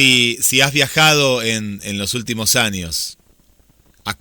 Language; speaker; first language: Spanish; native; Spanish